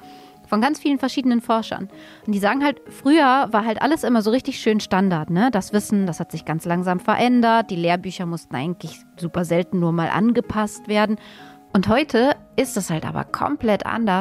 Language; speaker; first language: German; native; German